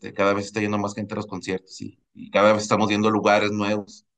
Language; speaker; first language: Spanish; native; Spanish